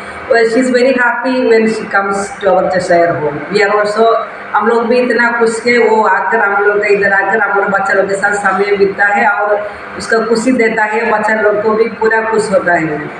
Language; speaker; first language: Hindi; non-native, local second language; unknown